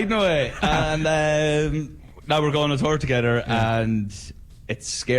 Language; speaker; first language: English; native; English